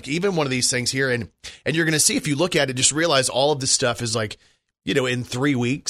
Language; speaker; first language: English; native; English